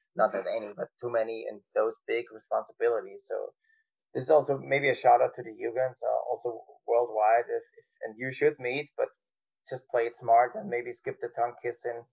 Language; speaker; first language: English; non-native, fluent; German